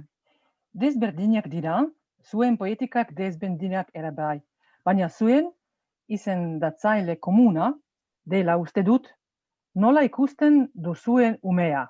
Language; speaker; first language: Basque; non-native, fluent; Slovenian